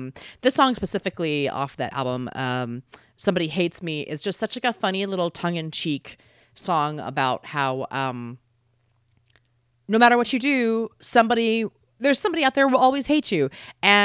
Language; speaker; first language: English; native; English